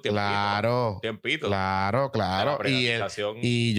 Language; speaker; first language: Spanish; native; Spanish